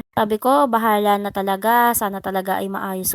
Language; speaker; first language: Filipino; native; Filipino